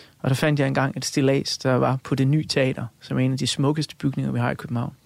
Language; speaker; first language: Danish; native; Danish